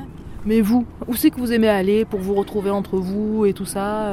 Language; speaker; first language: French; native; French